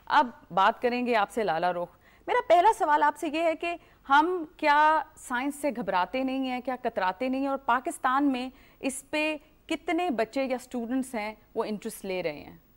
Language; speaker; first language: Hindi; native; Hindi